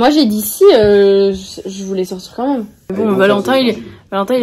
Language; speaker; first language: French; native; French